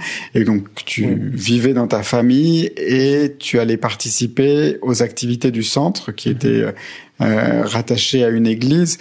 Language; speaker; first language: French; native; French